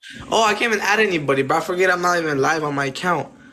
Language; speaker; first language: English; early bilingual, other home language; Spanish